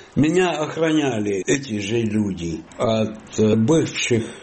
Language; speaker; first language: Russian; non-native, fluent; Italian